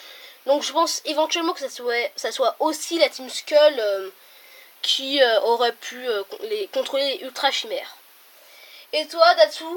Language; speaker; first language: French; native; French